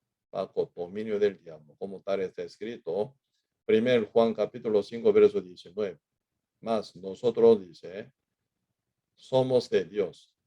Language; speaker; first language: Spanish; non-native, fluent; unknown